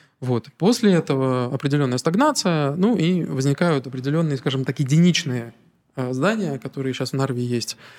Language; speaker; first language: Russian; native; Russian